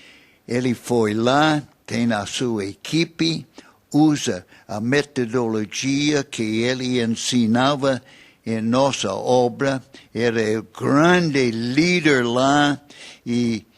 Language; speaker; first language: Portuguese; non-native, fluent; English